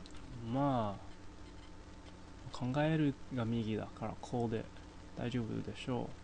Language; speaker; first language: Japanese; non-native, fluent; English